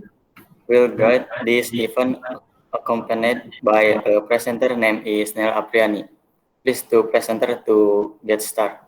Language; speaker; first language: English; non-native, learner; Indonesian